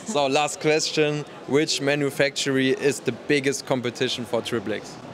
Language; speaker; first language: English; non-native, learner; German